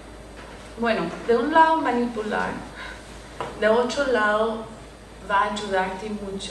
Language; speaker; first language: Spanish; non-native, fluent; English